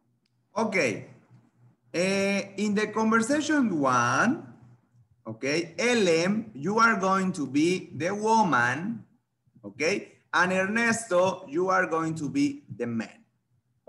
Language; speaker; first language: English; non-native, fluent; Spanish